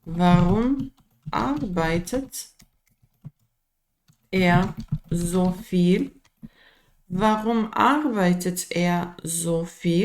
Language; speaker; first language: German; non-native, fluent; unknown